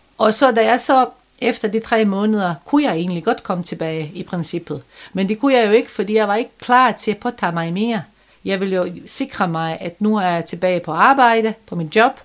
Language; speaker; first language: Danish; non-native, fluent; Bosnian